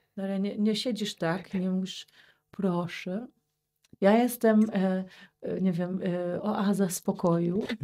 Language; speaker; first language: Polish; early bilingual, heritage; Polish